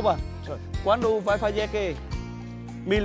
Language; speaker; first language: Portuguese; non-native, learner; Vietnamese